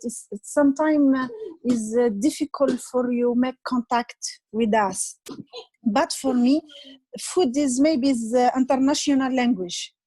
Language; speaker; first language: English; non-native, learner; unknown